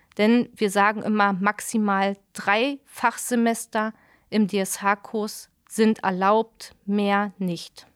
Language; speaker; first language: German; native; German